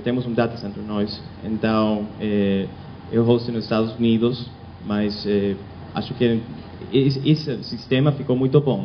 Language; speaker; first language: Portuguese; non-native, fluent; Spanish